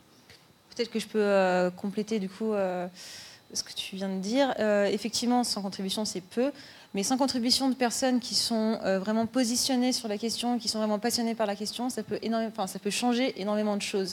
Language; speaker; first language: French; native; French